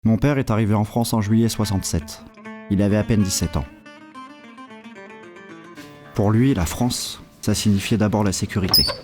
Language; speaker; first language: French; native; French